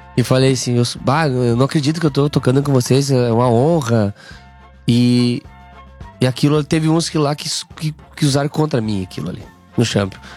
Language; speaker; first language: Portuguese; native; Portuguese